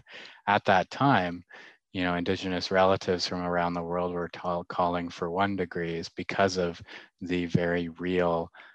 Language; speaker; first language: English; native; English